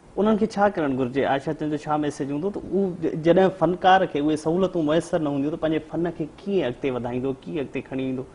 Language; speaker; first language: Sindhi; native; Sindhi